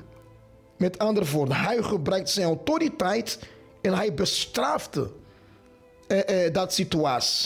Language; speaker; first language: Dutch; non-native, fluent; Portuguese